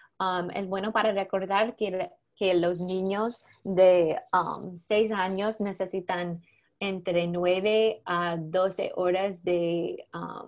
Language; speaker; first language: Spanish; non-native, learner; English